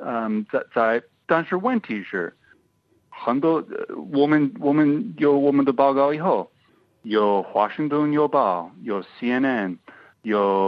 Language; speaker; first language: Chinese; non-native, fluent; English